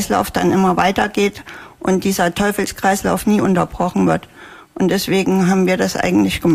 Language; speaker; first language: German; native; German